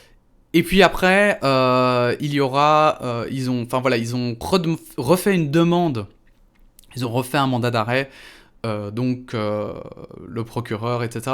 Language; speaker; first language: French; native; French